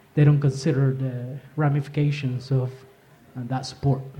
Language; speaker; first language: English; early bilingual, other home language; Spanish